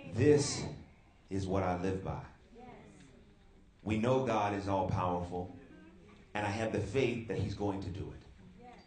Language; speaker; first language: English; native; English